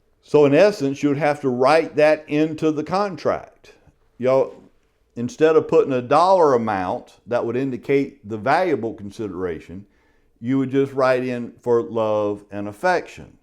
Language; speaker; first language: English; native; English